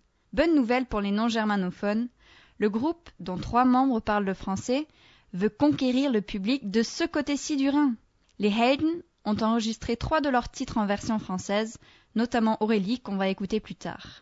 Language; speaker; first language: French; native; French